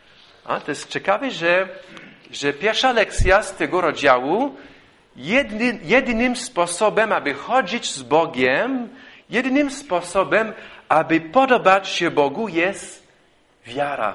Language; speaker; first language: Polish; non-native, fluent; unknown